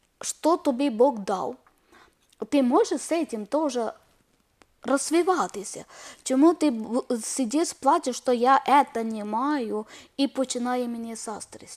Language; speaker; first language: Ukrainian; non-native, learner; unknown